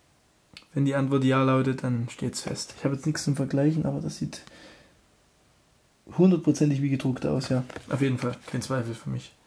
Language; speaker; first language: German; native; German